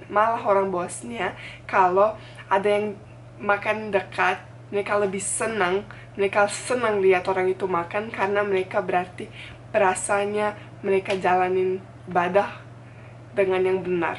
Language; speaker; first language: Indonesian; non-native, fluent; Bosnian